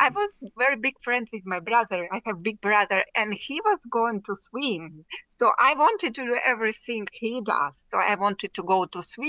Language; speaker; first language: English; non-native, learner; Russian